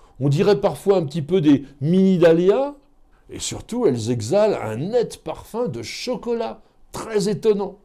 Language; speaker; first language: French; native; French